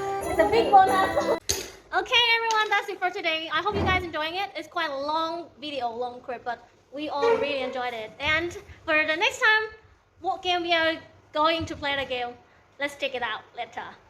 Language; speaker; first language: English; non-native, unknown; Thai